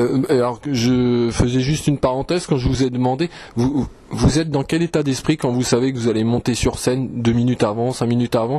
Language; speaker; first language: French; native; French